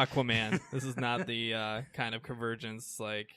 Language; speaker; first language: English; native; English